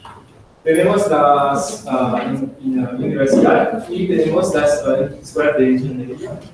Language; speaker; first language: Spanish; non-native, learner; French